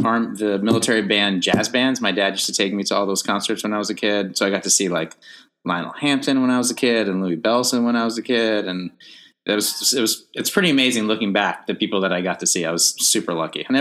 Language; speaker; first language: English; native; English